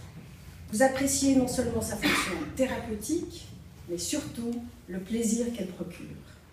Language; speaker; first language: French; native; French